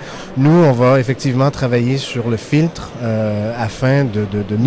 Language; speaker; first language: French; native; French